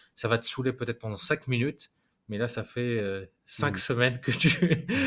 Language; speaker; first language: French; non-native, local second language; Arabic